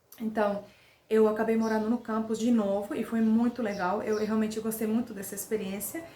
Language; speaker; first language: Portuguese; non-native, fluent; Finnish